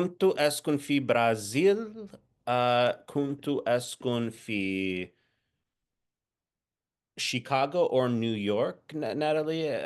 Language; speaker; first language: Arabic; non-native, fluent; English